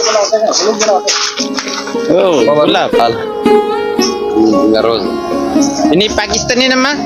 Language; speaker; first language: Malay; non-native, learner; Bangla